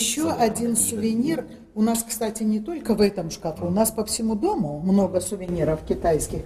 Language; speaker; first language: Russian; native; Russian